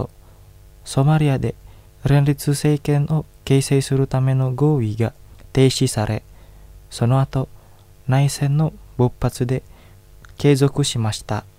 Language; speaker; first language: Japanese; non-native, fluent; Indonesian